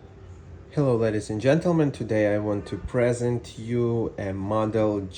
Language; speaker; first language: English; non-native, fluent; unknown